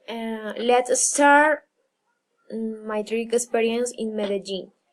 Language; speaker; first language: English; non-native, learner; Spanish